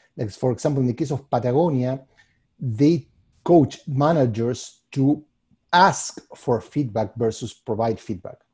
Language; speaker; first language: English; non-native, fluent; Spanish